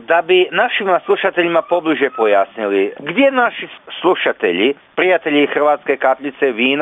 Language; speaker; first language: Croatian; native; Croatian